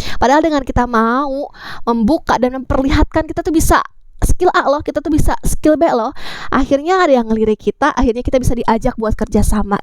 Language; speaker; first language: Indonesian; native; Indonesian